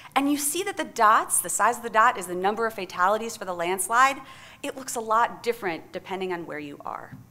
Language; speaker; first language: English; native; English